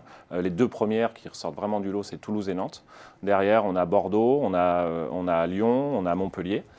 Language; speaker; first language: French; native; French